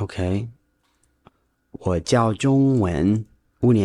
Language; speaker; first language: Chinese; non-native, learner; English